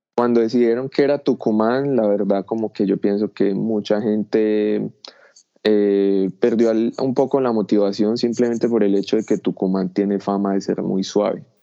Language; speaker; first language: Spanish; native; Spanish